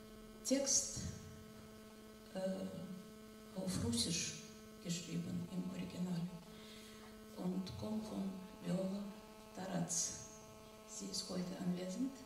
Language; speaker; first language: German; non-native, fluent; Russian